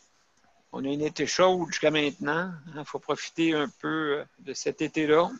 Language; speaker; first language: French; native; French